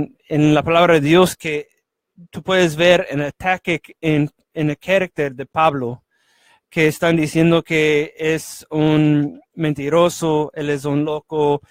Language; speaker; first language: Spanish; non-native, fluent; English